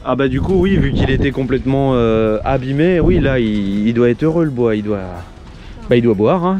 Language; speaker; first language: French; native; French